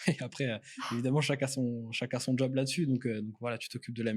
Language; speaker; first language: French; native; French